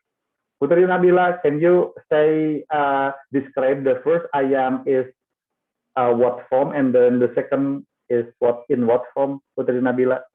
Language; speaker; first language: English; non-native, fluent; Indonesian